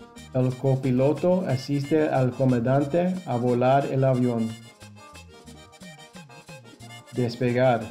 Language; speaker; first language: Spanish; non-native, fluent; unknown